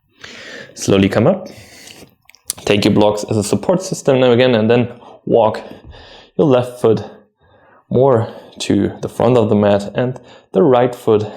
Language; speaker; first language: English; non-native, fluent; German